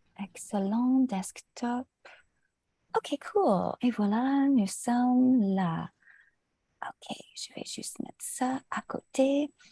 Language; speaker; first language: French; non-native, fluent; English